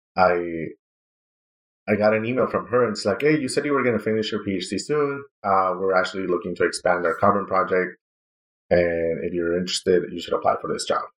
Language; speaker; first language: English; non-native, fluent; Spanish